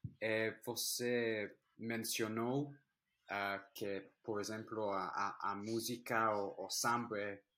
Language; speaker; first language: Portuguese; non-native, learner; English